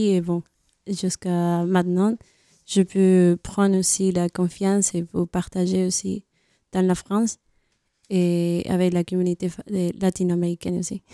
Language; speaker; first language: French; non-native, learner; Spanish